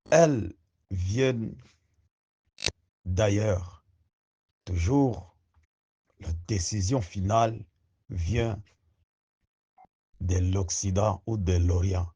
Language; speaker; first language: French; non-native, local second language; Swahili